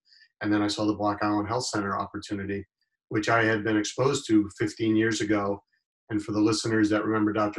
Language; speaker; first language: English; native; English